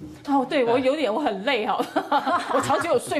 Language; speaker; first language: Chinese; native; Chinese